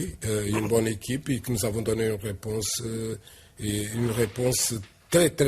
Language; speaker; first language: French; non-native, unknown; Portuguese